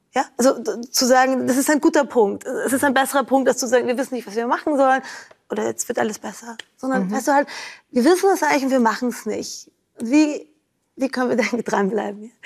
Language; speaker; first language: German; native; German